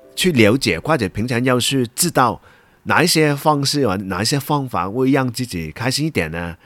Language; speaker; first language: Chinese; non-native, local second language; Cantonese